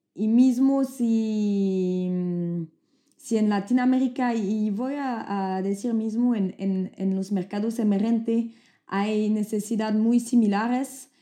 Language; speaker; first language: Spanish; non-native, fluent; French